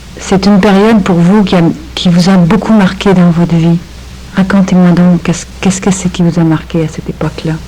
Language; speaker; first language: French; native; French